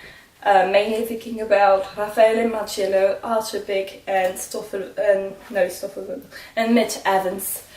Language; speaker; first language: English; non-native, fluent; French